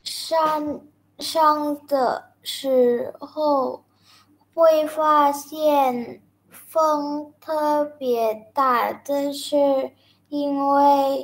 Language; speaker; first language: Chinese; non-native, learner; Indonesian